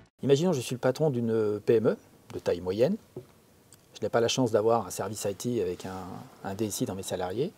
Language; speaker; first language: French; native; French